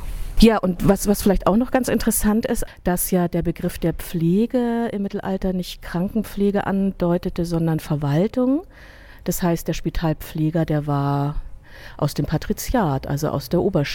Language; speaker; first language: German; native; German